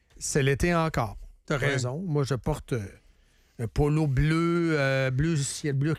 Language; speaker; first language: French; native; French